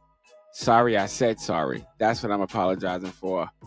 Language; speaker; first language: English; native; English